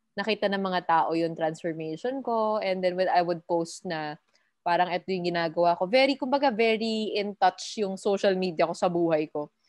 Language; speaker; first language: Filipino; native; Filipino